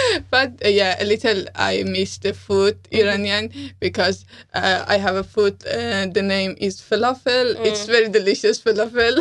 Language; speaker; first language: English; non-native, learner; Persian